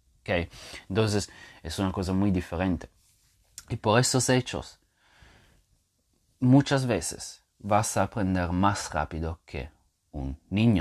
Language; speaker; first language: Spanish; non-native, fluent; Portuguese